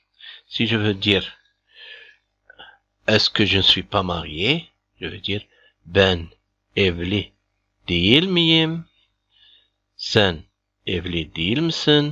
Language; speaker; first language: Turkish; non-native, fluent; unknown